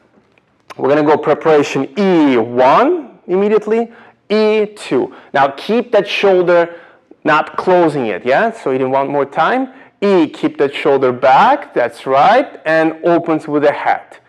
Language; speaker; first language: English; non-native, fluent; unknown